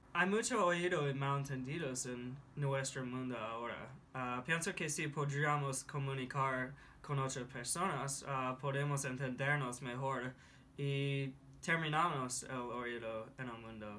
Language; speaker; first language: Spanish; non-native, learner; English